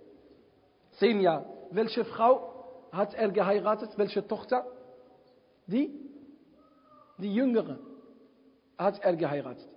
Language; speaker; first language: German; non-native, fluent; Arabic